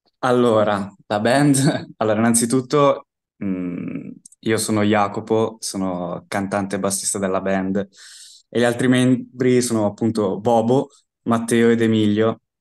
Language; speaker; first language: Italian; native; Italian